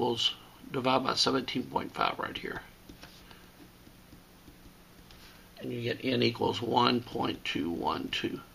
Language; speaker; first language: English; native; English